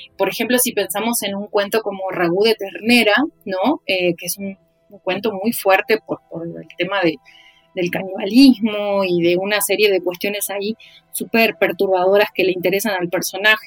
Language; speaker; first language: Spanish; native; Spanish